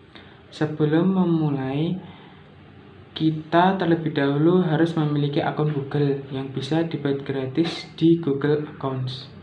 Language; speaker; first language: Indonesian; native; Indonesian